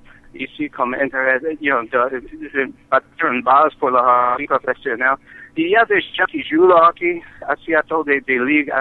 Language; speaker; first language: French; non-native, learner; English